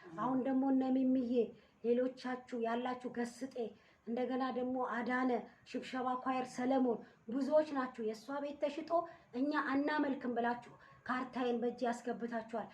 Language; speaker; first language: Amharic; native; Amharic